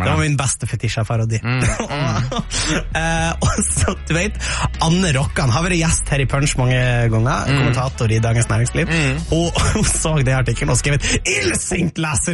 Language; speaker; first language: Norwegian; native; Norwegian